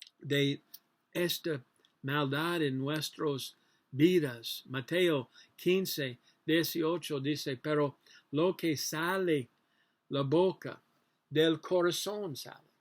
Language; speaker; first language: Spanish; non-native, learner; English